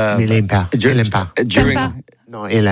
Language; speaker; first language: French; non-native, learner; English